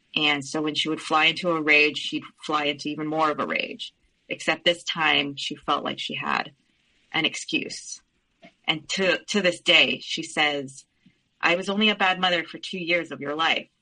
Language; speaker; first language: English; early bilingual, other home language; Spanish